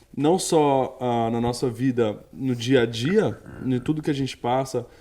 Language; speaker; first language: Portuguese; early bilingual, heritage; Portuguese